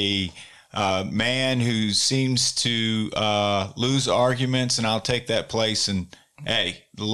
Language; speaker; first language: English; native; English